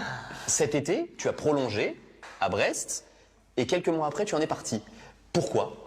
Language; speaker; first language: French; native; French